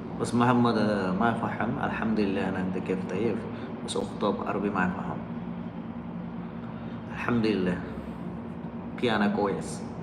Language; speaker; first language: Arabic; non-native, learner; Bangla